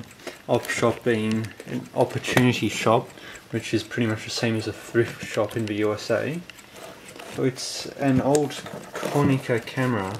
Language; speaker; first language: English; native; English